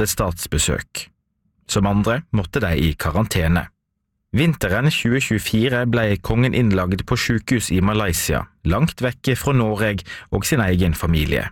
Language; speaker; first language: Norwegian; native; Norwegian